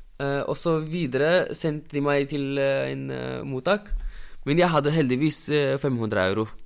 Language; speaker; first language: Norwegian; non-native, fluent; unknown